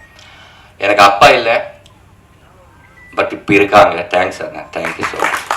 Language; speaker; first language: Tamil; non-native, learner; Telugu